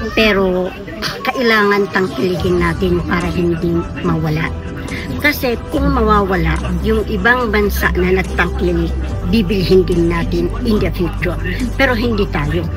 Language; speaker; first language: Filipino; non-native, local second language; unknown